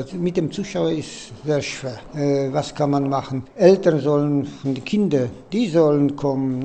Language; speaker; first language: German; non-native, local second language; Polish